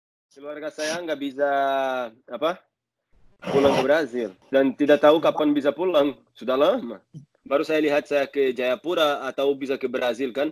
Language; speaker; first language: Indonesian; non-native, learner; Portuguese